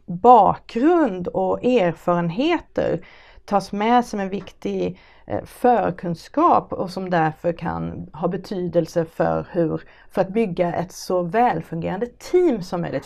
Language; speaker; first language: Swedish; native; Swedish